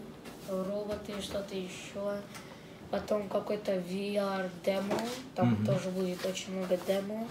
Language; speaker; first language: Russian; early bilingual, heritage; Russian